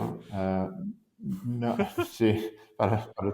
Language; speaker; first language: Spanish; non-native, fluent; English